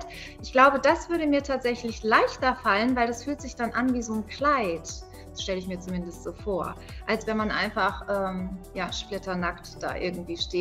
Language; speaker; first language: German; native; German